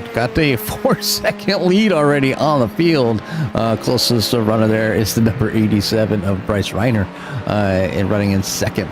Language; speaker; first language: English; native; English